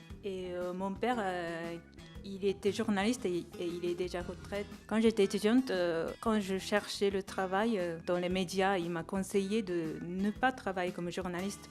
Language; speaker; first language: French; non-native, fluent; Japanese